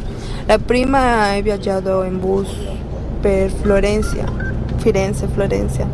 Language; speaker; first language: Italian; non-native, learner; Spanish